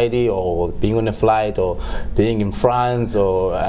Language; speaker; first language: English; non-native, local second language; Xhosa